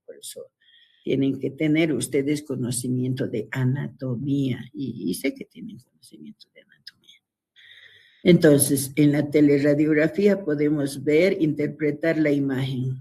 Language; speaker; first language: Spanish; native; Spanish